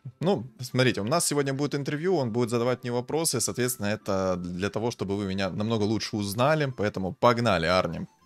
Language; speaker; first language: Russian; native; Russian